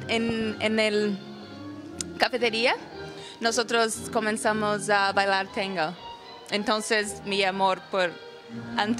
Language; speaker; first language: Spanish; non-native, learner; Portuguese